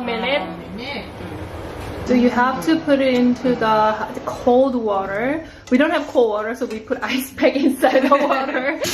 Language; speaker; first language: English; non-native, local second language; Korean